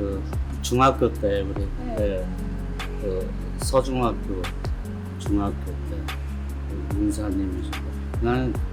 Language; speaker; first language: Korean; native; Korean